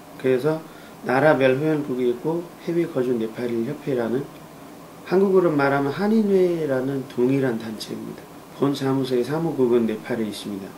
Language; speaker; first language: Korean; non-native, fluent; Nepali